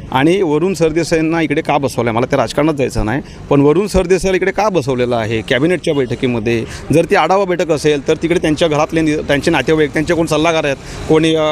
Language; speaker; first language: Marathi; native; Marathi